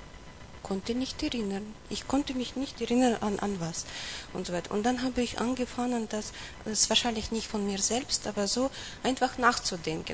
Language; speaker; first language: German; non-native, learner; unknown